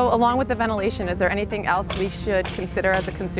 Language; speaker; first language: English; native; English